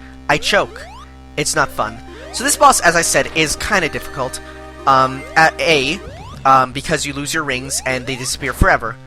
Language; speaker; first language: English; native; English